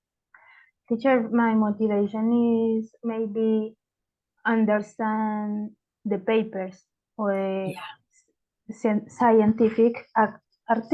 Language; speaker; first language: English; non-native, learner; Spanish